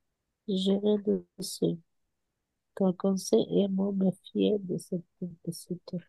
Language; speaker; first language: French; non-native, learner; Bangla